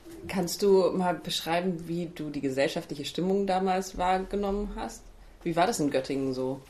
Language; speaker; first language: German; native; German